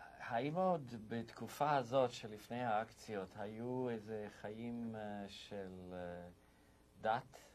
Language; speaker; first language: Hebrew; native; Hebrew